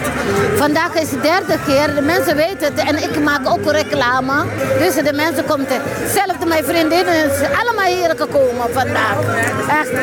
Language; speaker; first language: Dutch; non-native, local second language; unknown